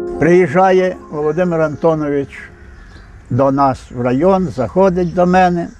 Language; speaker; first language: Ukrainian; native; Ukrainian